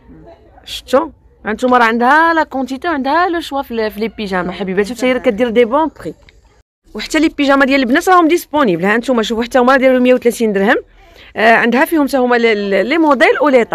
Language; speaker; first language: Arabic; native; Arabic